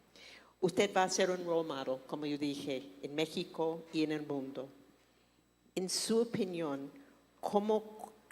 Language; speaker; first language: Spanish; non-native, fluent; English